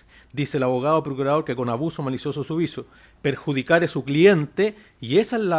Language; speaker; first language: Spanish; native; Spanish